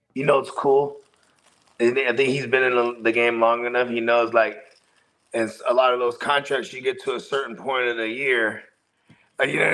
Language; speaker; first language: English; native; English